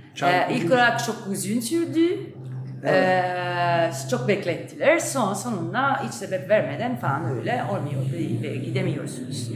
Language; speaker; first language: Turkish; non-native, fluent; Italian